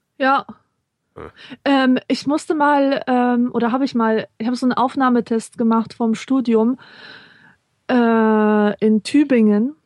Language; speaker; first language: German; early bilingual, other home language; Polish